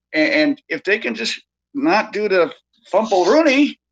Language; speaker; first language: English; native; English